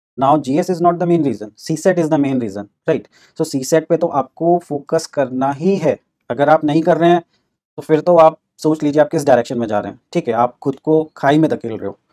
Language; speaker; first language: Hindi; native; Hindi